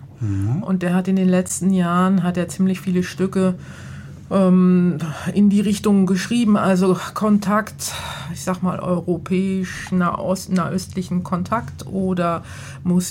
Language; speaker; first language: German; native; German